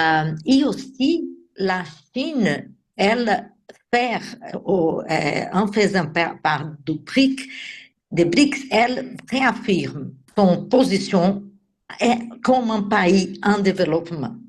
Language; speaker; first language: French; non-native, fluent; Portuguese